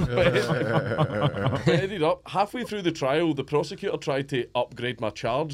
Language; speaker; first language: English; native; English